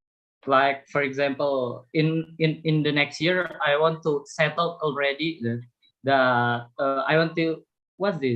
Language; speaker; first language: English; non-native, fluent; Indonesian